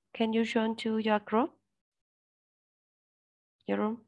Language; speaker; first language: English; non-native, learner; Vietnamese